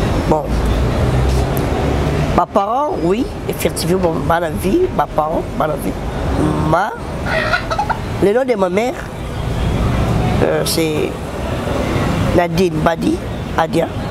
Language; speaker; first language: French; non-native, local second language; Lingala